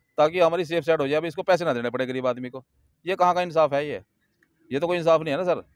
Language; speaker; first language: Hindi; native; Hindi